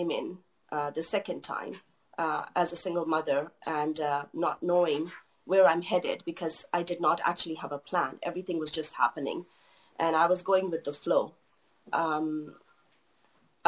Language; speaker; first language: English; non-native, local second language; Urdu